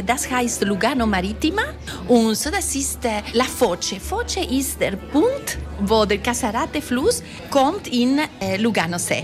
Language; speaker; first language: German; non-native, learner; Italian